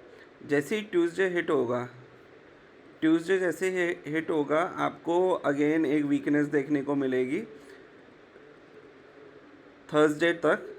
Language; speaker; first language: Hindi; native; Hindi